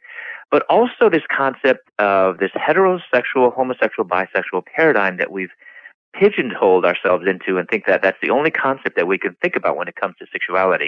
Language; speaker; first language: English; native; English